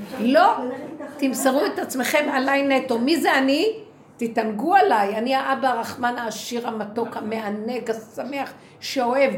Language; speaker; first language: Hebrew; native; Hebrew